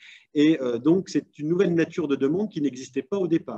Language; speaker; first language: French; native; French